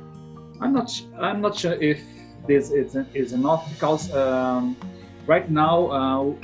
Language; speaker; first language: English; non-native, learner; Portuguese